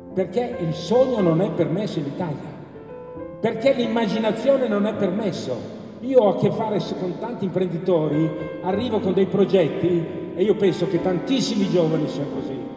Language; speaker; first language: Italian; native; Italian